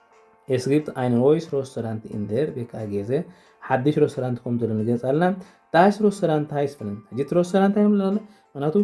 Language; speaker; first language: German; non-native, fluent; Tigrinya